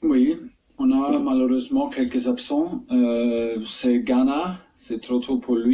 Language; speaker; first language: French; non-native, fluent; German